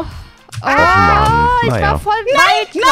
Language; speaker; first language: German; native; German